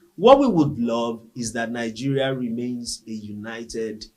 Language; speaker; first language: English; non-native, local second language; Yoruba